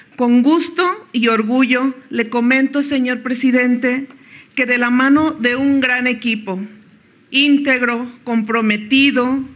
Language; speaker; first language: Spanish; native; Spanish